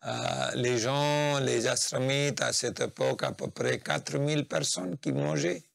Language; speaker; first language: French; non-native, fluent; Nepali